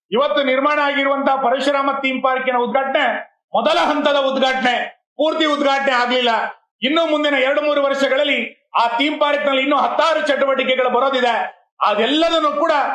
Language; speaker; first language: Kannada; non-native, local second language; Tulu